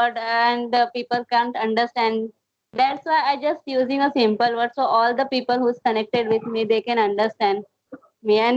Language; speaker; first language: English; non-native, learner; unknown